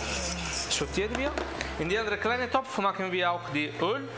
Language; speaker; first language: German; non-native, learner; Italian